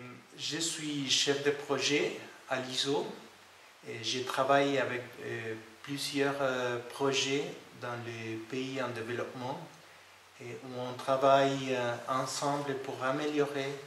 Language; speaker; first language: French; non-native, fluent; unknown